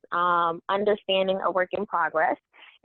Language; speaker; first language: English; native; English